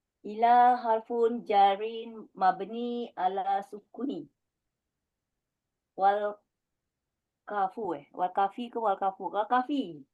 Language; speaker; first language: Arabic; non-native, learner; Malay